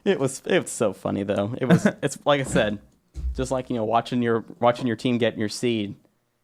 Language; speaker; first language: English; native; English